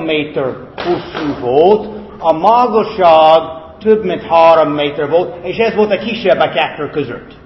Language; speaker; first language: Hungarian; non-native, fluent; English